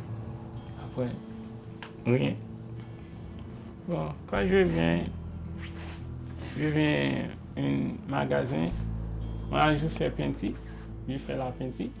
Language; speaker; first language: French; non-native, learner; Haitian Creole